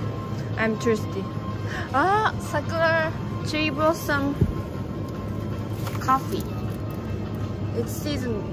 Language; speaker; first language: English; non-native, learner; Japanese